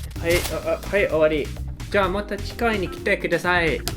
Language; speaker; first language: Japanese; non-native, learner; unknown